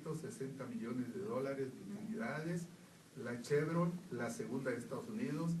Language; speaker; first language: Spanish; native; Spanish